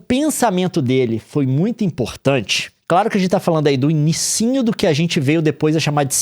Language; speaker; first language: Portuguese; native; Portuguese